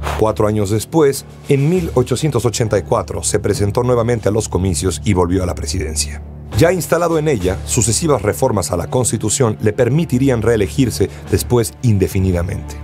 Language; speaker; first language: Spanish; native; Spanish